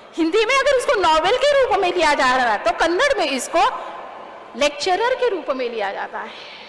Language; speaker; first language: Hindi; non-native, local second language; Kannada